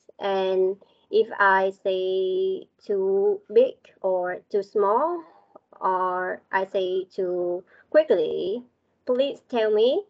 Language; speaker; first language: English; non-native, learner; Vietnamese